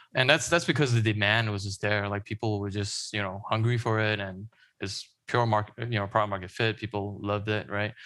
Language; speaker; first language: English; non-native, local second language; Chinese